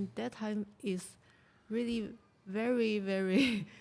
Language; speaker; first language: English; non-native, learner; Chinese